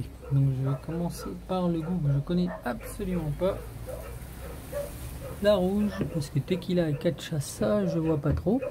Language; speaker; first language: French; native; French